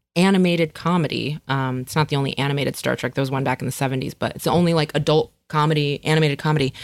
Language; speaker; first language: English; native; English